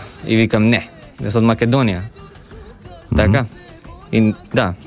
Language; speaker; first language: Macedonian; early bilingual, heritage; Macedonian